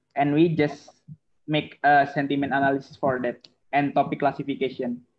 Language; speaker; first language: English; non-native, learner; Indonesian